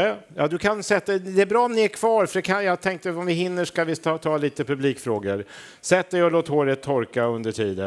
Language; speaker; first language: Swedish; native; Swedish